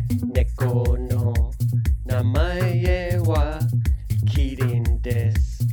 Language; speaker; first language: Japanese; non-native, learner; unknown